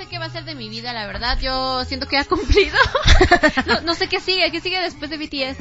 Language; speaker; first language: Spanish; native; Spanish